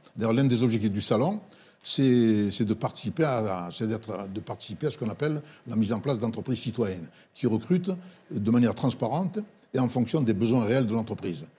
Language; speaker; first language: French; non-native, local second language; Arabic